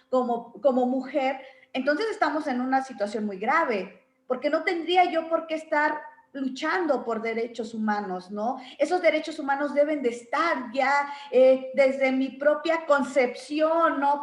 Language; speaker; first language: Spanish; native; Spanish